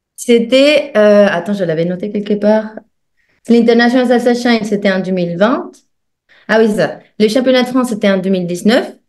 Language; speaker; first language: French; non-native, fluent; Spanish